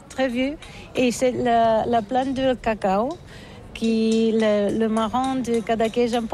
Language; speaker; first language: French; non-native, learner; Catalan